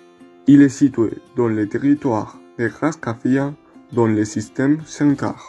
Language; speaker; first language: French; non-native, learner; Spanish